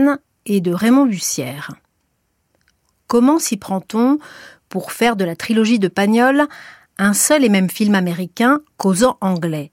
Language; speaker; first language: French; native; French